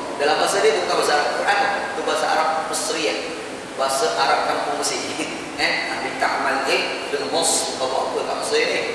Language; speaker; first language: Malay; native; Malay